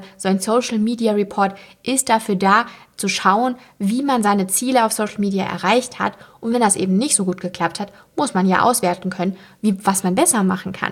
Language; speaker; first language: German; native; German